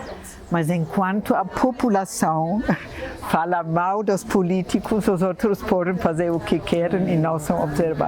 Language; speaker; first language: Portuguese; non-native, fluent; German